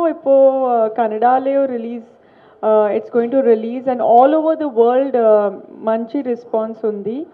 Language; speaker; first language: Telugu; non-native, learner; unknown